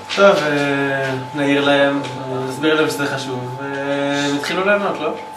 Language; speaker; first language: Hebrew; native; Hebrew